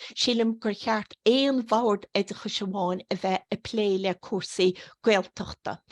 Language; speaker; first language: Irish; native; Irish